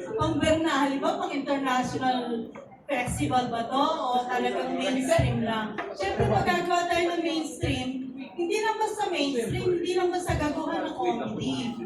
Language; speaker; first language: Filipino; native; Filipino